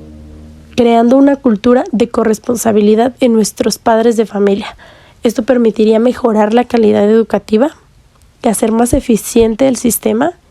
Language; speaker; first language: Spanish; native; Spanish